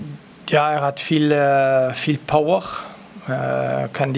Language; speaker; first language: German; non-native, local second language; French